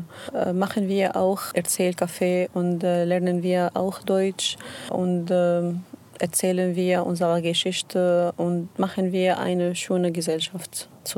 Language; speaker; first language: German; non-native, learner; Arabic